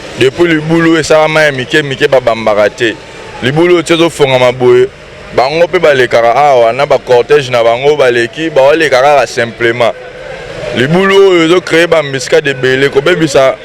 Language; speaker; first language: Lingala; native; Lingala